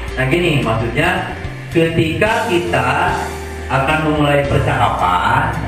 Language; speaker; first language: Indonesian; non-native, local second language; Sundanese